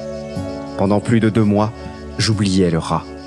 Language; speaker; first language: French; native; French